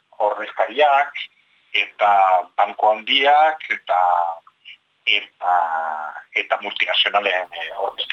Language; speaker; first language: Basque; native; Basque